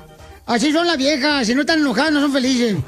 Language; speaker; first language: Spanish; native; Spanish